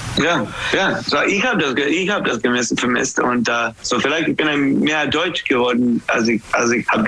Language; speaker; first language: German; non-native, fluent; English